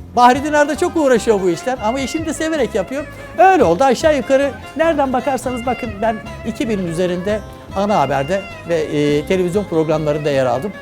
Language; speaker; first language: Turkish; native; Turkish